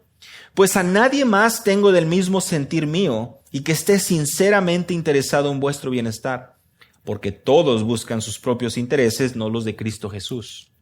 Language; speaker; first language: Spanish; native; Spanish